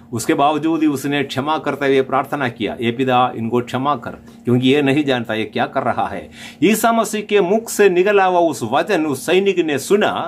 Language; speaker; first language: Hindi; non-native, local second language; Malayalam